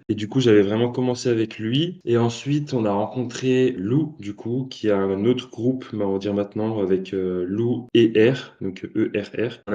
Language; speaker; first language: French; native; French